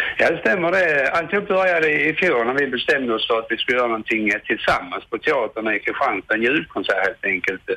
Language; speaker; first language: Swedish; native; Swedish